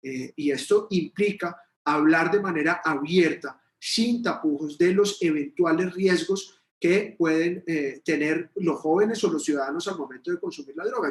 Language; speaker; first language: Spanish; native; Spanish